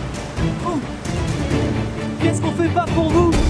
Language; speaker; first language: French; native; French